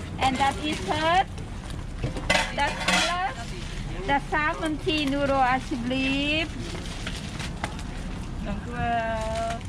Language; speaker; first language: Dutch; non-native, learner; Thai